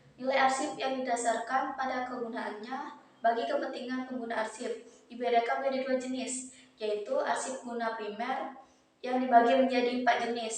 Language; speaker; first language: Indonesian; native; Indonesian